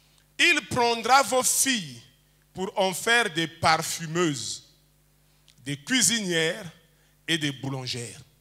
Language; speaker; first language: French; native; French